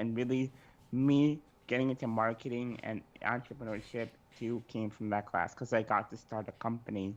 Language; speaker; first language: English; native; English